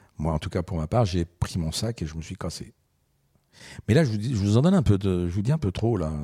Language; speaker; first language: French; early bilingual, other home language; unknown